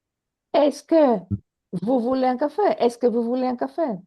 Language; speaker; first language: French; non-native, fluent; Greek